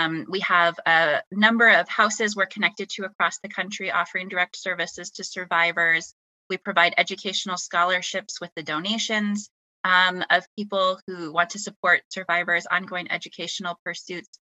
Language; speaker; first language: English; native; English